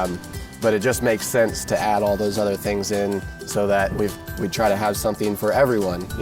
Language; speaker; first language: English; native; English